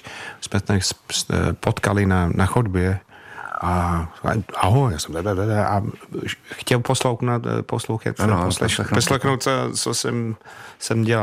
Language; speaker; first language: Czech; non-native, fluent; English